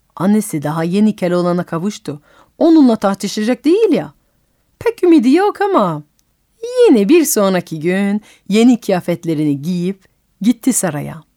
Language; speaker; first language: Turkish; non-native, fluent; French